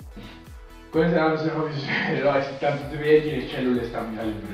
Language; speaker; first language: Italian; native; Italian